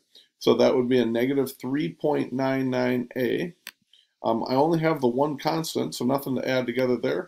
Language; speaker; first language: English; native; English